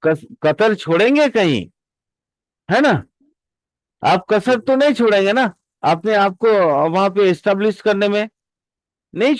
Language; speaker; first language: Hindi; native; Hindi